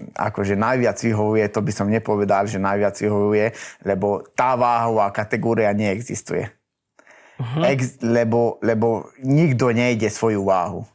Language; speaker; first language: Slovak; native; Slovak